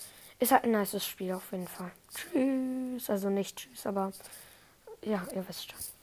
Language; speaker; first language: German; native; German